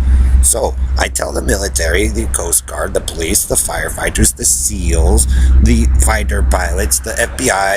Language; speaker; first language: English; native; English